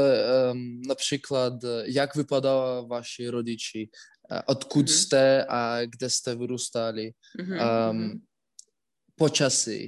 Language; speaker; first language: Czech; non-native, learner; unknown